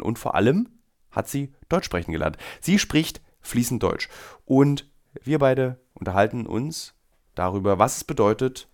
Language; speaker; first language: German; native; German